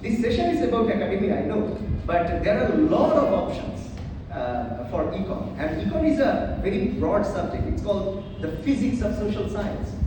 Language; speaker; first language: English; non-native, local second language; Bangla